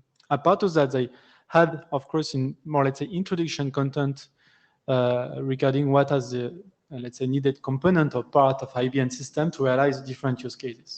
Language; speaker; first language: English; non-native, fluent; French